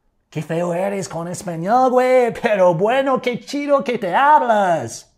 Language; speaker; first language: Spanish; non-native, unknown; English